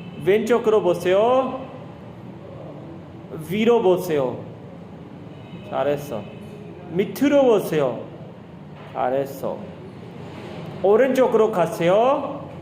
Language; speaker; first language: Korean; non-native, fluent; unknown